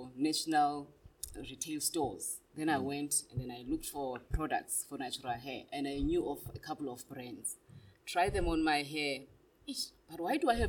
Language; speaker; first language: English; non-native, local second language; Xhosa